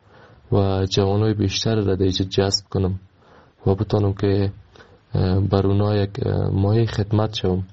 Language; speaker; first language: Persian; native; Persian